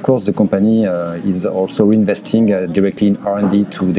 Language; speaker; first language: English; non-native, fluent; French